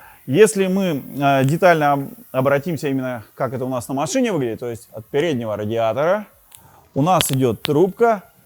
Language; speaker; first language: Russian; native; Russian